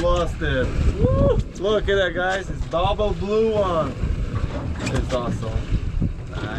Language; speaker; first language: English; non-native, learner; Russian